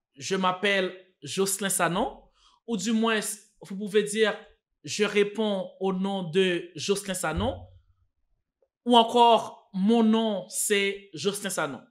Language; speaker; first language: French; non-native, local second language; Haitian Creole